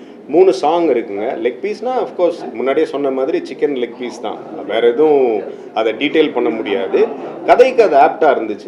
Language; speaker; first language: Tamil; native; Tamil